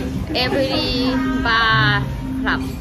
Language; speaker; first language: English; non-native, learner; Thai